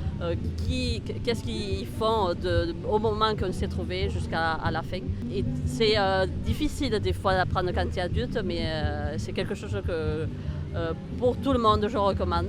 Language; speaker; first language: French; early bilingual, heritage; Spanish